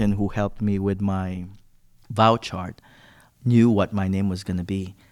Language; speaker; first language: English; non-native, local second language; Filipino